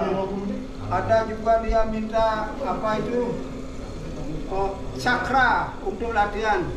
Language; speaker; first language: Indonesian; non-native, local second language; Balinese